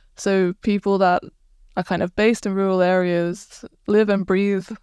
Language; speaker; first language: English; non-native, fluent; Croatian